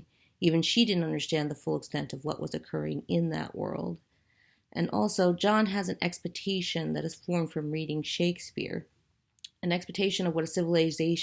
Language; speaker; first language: English; native; English